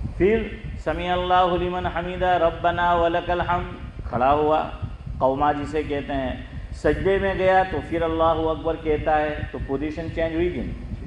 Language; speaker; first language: Urdu; non-native, local second language; Gujarati